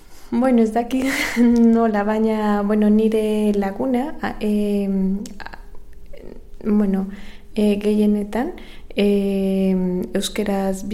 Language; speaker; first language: Basque; non-native, learner; Spanish